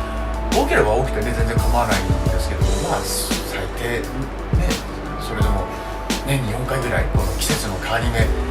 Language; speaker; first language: Japanese; native; Japanese